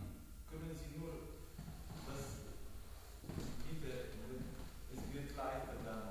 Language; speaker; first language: German; non-native, learner; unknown